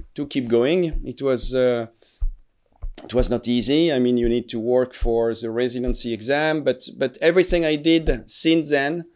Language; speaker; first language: English; non-native, fluent; French